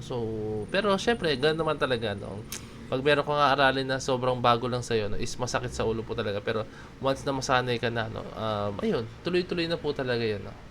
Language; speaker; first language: Filipino; native; Filipino